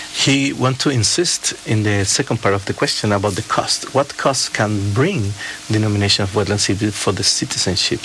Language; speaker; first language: English; non-native, fluent; Spanish